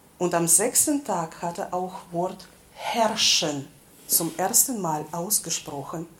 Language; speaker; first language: German; non-native, fluent; Russian